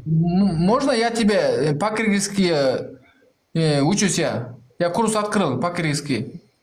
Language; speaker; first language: Russian; non-native, learner; Kyrgyz